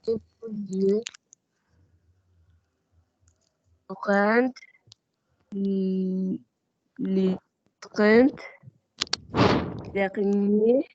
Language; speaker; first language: French; non-native, learner; Spanish